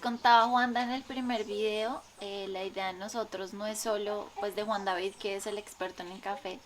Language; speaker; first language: Spanish; native; Spanish